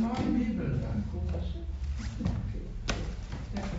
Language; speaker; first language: German; non-native, fluent; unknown